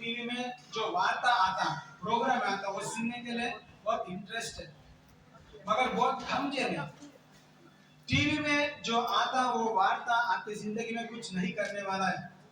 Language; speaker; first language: Hindi; non-native, local second language; Telugu